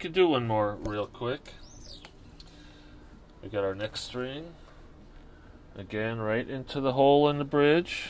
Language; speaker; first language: English; native; English